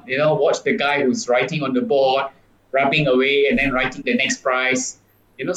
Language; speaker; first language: English; non-native, local second language; Tamil